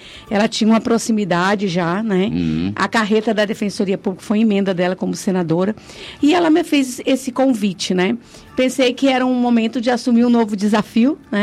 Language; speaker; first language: Portuguese; native; Portuguese